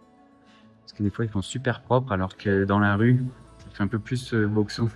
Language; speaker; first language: French; native; French